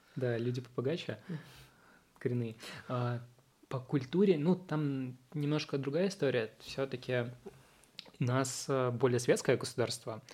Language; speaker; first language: Russian; early bilingual, other home language; Uzbek